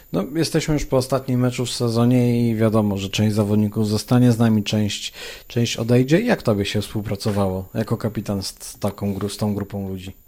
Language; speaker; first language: Polish; native; Polish